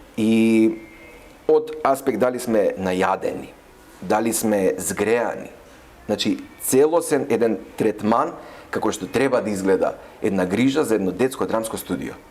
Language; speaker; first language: Macedonian; native; Macedonian